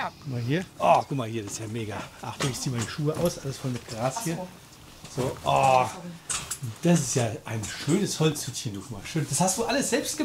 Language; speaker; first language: German; native; German